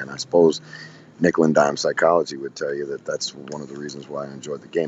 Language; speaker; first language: English; native; English